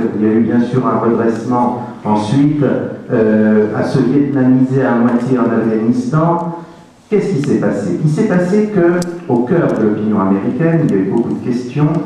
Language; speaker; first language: French; native; French